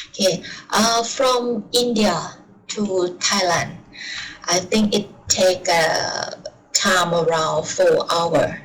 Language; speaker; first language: English; non-native, learner; Thai